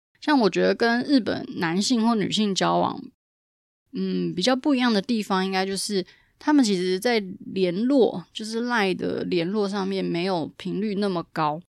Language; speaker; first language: Chinese; native; Chinese